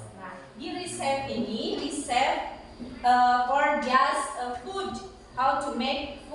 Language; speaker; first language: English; non-native, learner; Indonesian